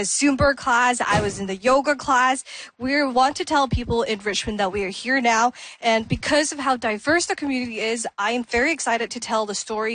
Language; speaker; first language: English; non-native, local second language; Cantonese